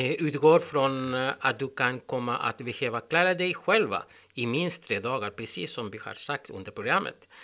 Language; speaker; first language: Swedish; non-native, learner; Spanish